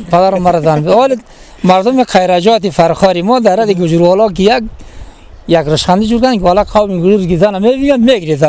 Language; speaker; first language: Persian; non-native, local second language; Gujari